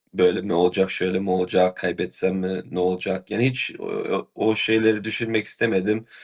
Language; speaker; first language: Turkish; early bilingual, other home language; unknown